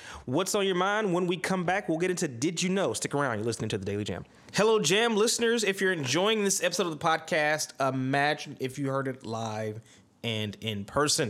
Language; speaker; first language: English; native; English